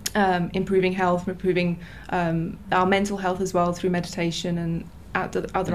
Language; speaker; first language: English; native; English